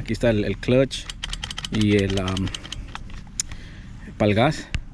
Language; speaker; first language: Spanish; early bilingual, heritage; Spanish